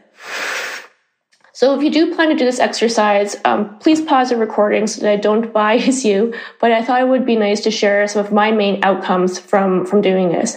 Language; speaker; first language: English; native; English